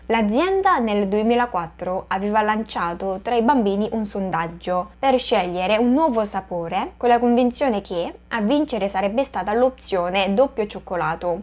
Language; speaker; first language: Italian; non-native, fluent; Korean